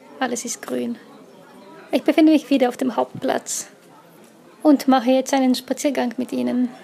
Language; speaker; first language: German; non-native, fluent; Bulgarian